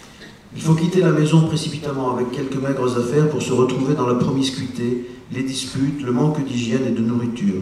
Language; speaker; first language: French; native; French